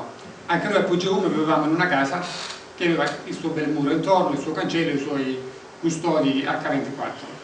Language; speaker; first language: Italian; native; Italian